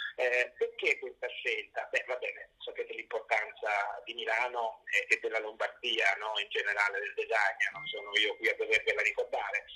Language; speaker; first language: Italian; native; Italian